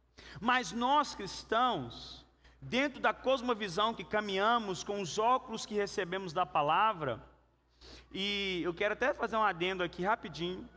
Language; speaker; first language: Portuguese; native; Portuguese